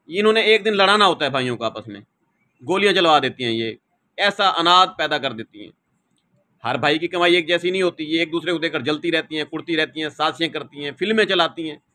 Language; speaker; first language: Urdu; non-native, local second language; Saraiki